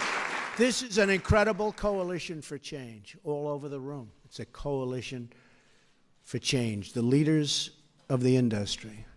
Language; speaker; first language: English; native; English